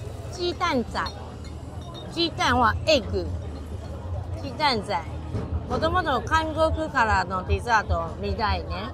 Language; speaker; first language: Japanese; non-native, fluent; Chinese